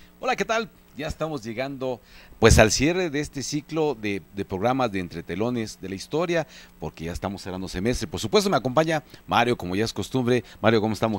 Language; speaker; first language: Spanish; native; Spanish